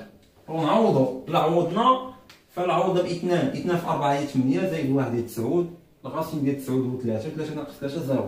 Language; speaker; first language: Arabic; native; Arabic